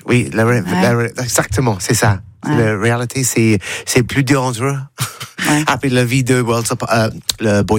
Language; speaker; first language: French; non-native, learner; English